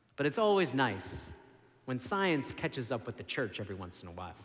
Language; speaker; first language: English; native; English